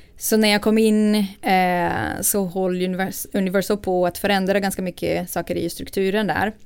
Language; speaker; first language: Swedish; non-native, fluent; Portuguese